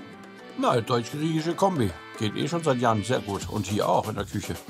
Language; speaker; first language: German; native; German